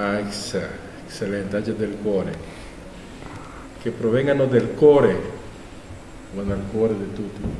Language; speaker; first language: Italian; non-native, learner; Spanish